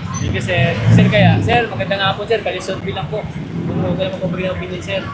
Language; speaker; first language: Filipino; native; Filipino